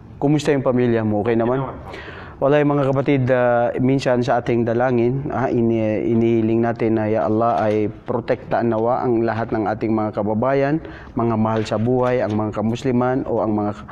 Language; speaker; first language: Filipino; non-native, local second language; Maranao